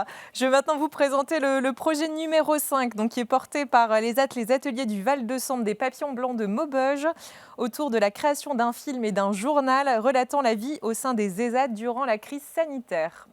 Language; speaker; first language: French; native; French